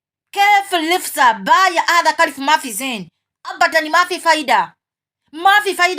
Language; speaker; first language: Arabic; non-native, learner; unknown